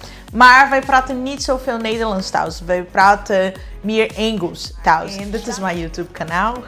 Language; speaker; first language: Dutch; non-native, fluent; Portuguese